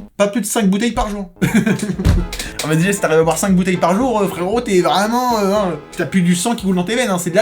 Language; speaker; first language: French; native; French